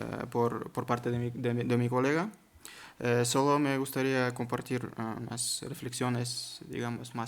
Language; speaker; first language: Spanish; non-native, learner; Kazakh